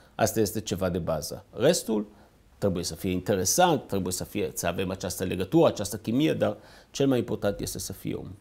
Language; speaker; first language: Romanian; early bilingual, heritage; Hebrew